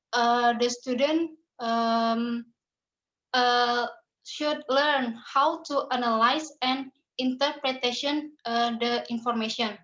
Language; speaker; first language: English; non-native, learner; Indonesian